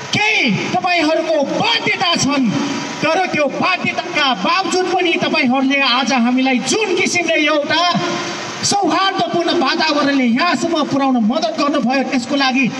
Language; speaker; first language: Nepali; non-native, local second language; Newari